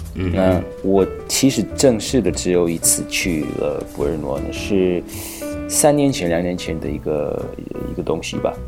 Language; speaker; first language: Chinese; non-native, fluent; Hungarian